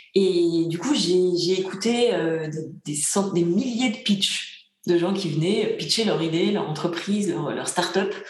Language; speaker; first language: French; early bilingual, other home language; Bulgarian